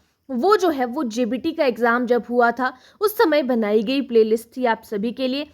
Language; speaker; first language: Hindi; native; Hindi